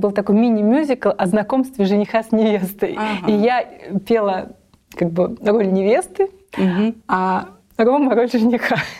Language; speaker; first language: Russian; native; Russian